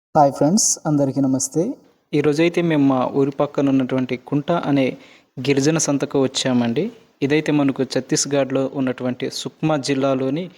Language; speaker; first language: Telugu; non-native, local second language; Koya